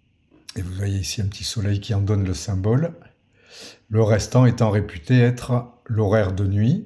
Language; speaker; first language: French; native; French